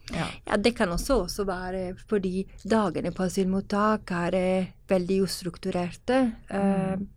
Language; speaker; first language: Norwegian; non-native, fluent; Italian